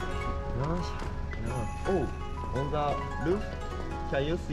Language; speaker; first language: English; non-native, learner; Japanese